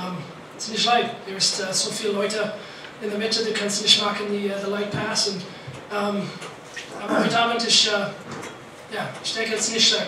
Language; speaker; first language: German; non-native, learner; English